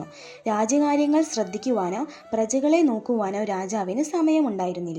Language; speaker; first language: Malayalam; native; Malayalam